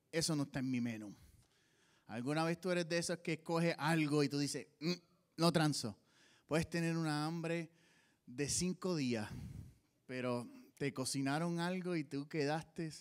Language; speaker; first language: Spanish; native; Spanish